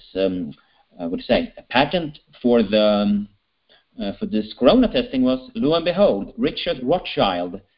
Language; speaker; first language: English; non-native, fluent; Swedish